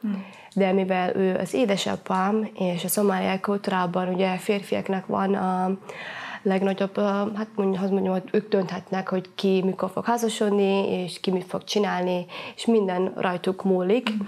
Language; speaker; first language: Hungarian; non-native, fluent; Somali